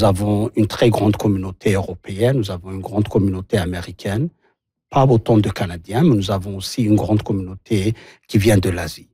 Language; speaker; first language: French; non-native, local second language; Somali